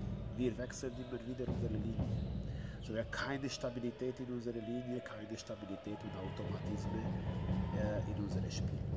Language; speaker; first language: German; non-native, learner; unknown